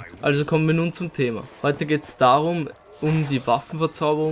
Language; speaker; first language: German; native; German